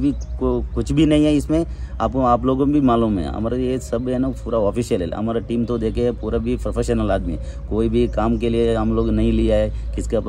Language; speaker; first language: Hindi; non-native, local second language; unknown